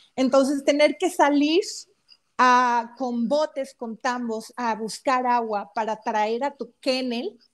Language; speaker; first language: Spanish; native; Spanish